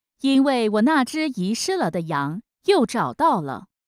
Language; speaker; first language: Chinese; native; Chinese